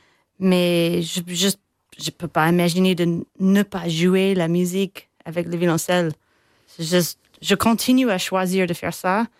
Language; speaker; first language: French; non-native, fluent; English